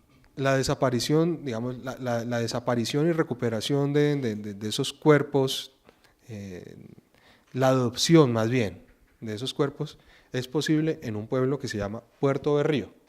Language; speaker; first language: Spanish; native; Spanish